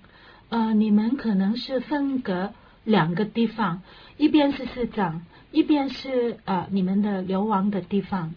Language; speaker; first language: Chinese; non-native, local second language; Cantonese